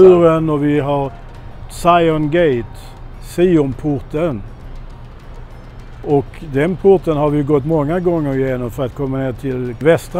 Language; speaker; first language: Swedish; non-native, fluent; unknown